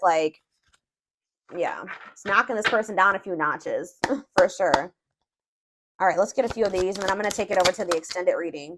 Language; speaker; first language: English; native; English